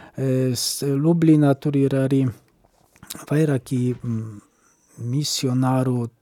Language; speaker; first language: Latvian; non-native, fluent; Polish